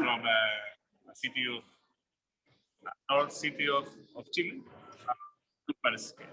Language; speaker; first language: English; non-native, learner; Spanish